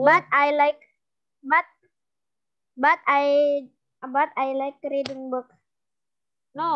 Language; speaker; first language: English; non-native, learner; Indonesian